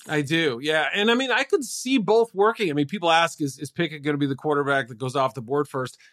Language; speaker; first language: English; native; English